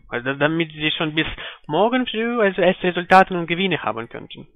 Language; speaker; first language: German; non-native, fluent; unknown